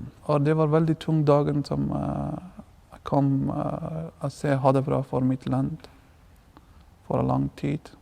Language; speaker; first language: Norwegian; non-native, learner; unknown